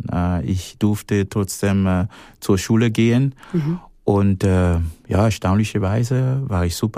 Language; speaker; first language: German; non-native, fluent; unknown